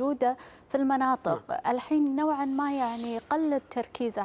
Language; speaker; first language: Arabic; native; Arabic